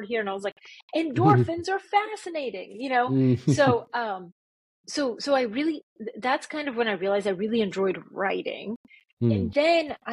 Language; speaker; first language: English; early bilingual, other home language; Bulgarian